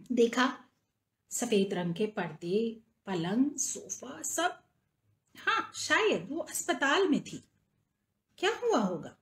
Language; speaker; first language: Hindi; native; Hindi